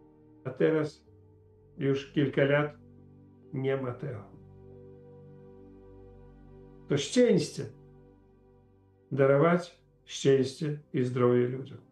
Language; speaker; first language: Polish; non-native, learner; Ukrainian